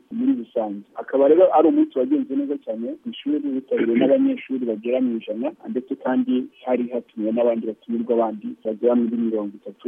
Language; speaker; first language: Kinyarwanda; early bilingual, heritage; Kinyarwanda